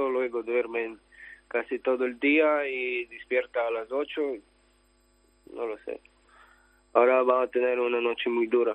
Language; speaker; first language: Spanish; non-native, learner; Ukrainian